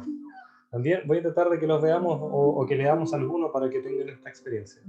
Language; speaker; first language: Spanish; native; Spanish